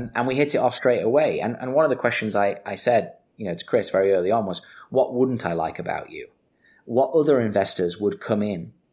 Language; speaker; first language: English; native; English